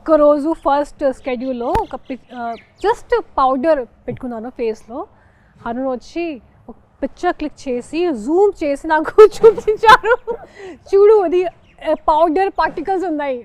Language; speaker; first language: Telugu; non-native, fluent; Hindi